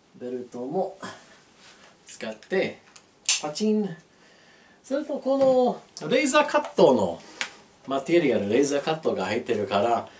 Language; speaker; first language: Japanese; non-native, learner; English